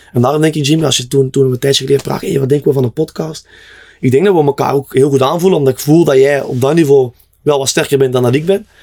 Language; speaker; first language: Dutch; native; Dutch